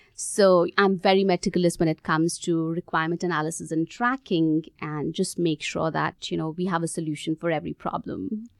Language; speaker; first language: English; non-native, local second language; Hindi